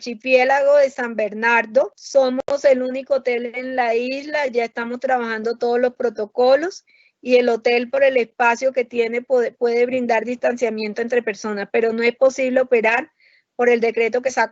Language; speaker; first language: Spanish; native; Spanish